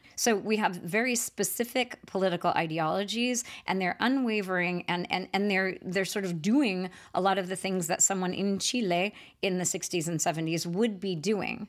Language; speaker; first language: English; native; English